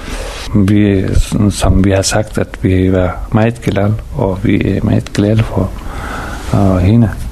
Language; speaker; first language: Danish; non-native, learner; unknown